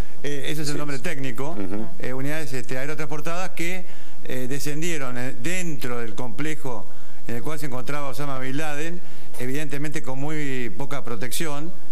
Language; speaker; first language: Spanish; native; Spanish